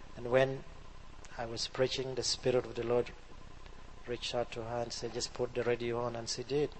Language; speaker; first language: English; non-native, local second language; Acoli